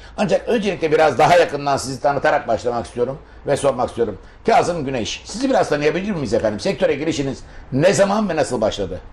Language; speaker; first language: Turkish; native; Turkish